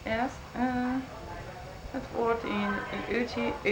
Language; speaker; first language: English; non-native, learner; Chinese